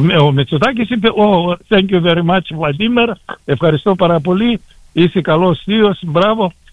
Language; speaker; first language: Greek; early bilingual, heritage; Greek